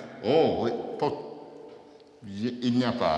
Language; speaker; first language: French; non-native, learner; Italian